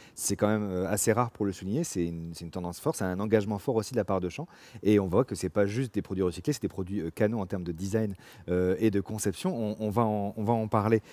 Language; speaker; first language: French; native; French